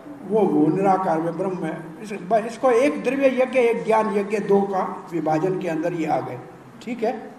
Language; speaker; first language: Hindi; native; Hindi